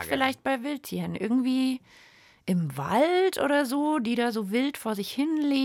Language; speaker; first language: German; native; German